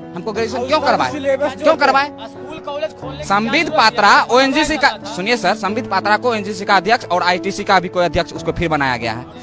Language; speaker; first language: Hindi; native; Hindi